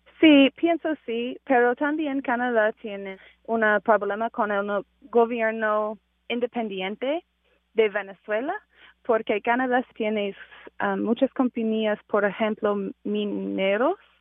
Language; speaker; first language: Spanish; non-native, fluent; English